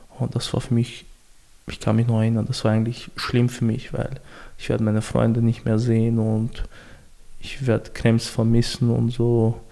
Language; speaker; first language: German; early bilingual, other home language; Chechen